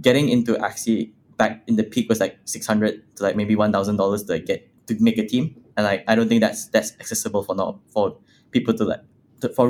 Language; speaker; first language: English; non-native, local second language; Chinese